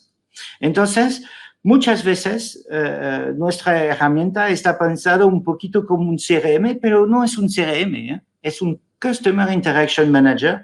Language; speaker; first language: Spanish; non-native, fluent; French